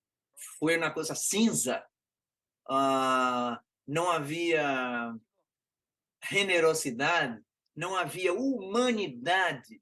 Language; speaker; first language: Spanish; non-native, fluent; Portuguese